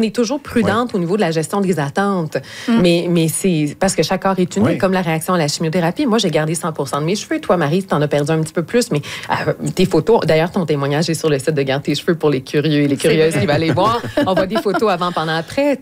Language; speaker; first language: French; native; French